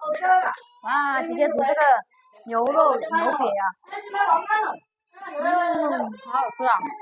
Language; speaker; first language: Chinese; native; Chinese